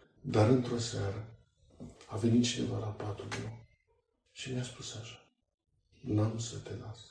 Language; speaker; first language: Romanian; native; Romanian